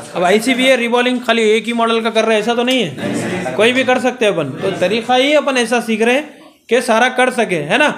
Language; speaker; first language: Hindi; non-native, local second language; Urdu